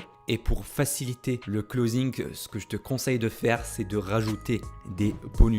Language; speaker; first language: French; native; French